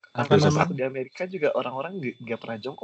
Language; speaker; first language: Indonesian; native; Indonesian